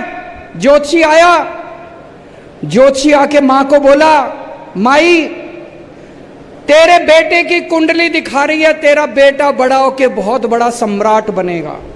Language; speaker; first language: Hindi; native; Hindi